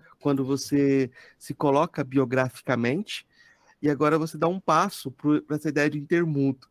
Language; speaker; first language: Portuguese; native; Portuguese